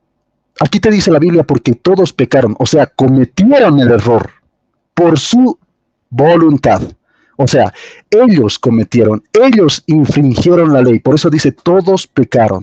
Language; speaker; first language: Spanish; native; Spanish